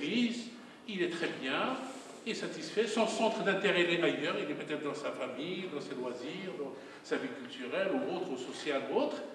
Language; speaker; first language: French; non-native, local second language; Arabic